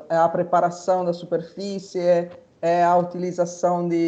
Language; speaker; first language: Portuguese; non-native, fluent; Italian